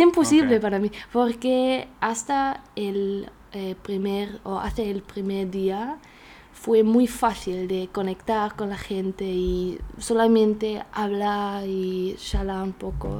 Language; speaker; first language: Spanish; non-native, learner; German